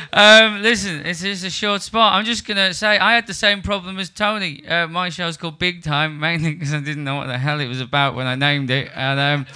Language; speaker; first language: English; native; English